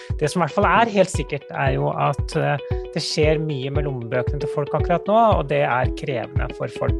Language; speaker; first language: Norwegian; native; Norwegian